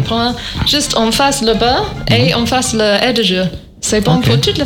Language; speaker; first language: French; non-native, learner; English